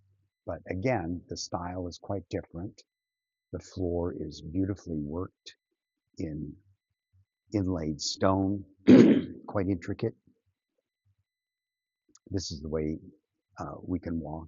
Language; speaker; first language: English; native; English